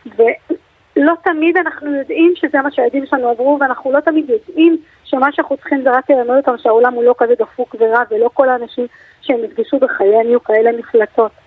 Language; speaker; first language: Hebrew; native; Hebrew